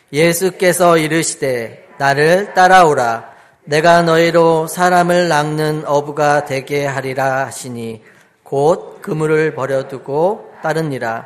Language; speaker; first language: Korean; native; Korean